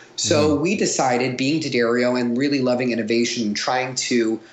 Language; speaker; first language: English; native; English